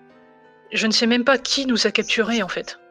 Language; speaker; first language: French; native; French